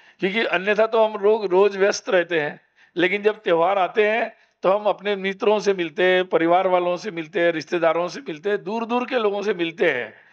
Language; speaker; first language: Hindi; non-native, local second language; Marathi